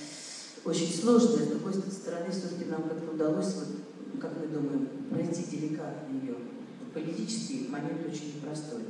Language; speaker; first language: Russian; native; Russian